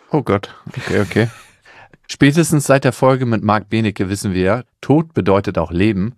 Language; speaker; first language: German; native; German